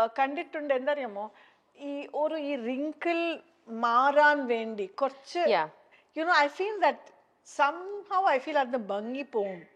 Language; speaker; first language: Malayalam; non-native, local second language; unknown